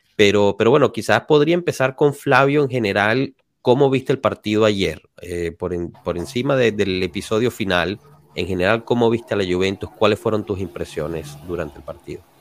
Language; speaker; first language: Spanish; native; Spanish